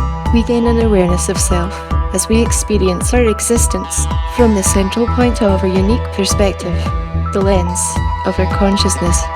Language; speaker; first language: English; native; English